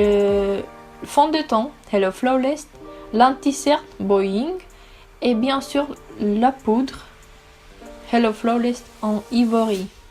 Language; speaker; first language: French; non-native, fluent; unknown